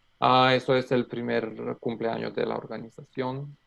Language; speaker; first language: Spanish; non-native, learner; Macedonian